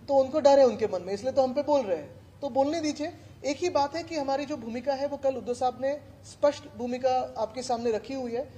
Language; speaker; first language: Hindi; non-native, local second language; Marathi